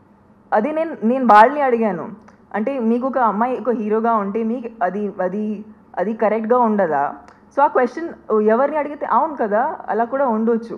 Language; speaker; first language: Telugu; non-native, fluent; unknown